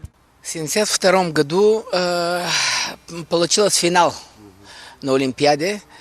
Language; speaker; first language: Russian; non-native, learner; Bulgarian